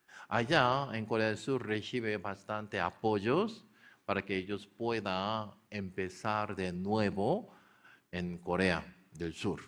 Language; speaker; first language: Spanish; non-native, learner; Korean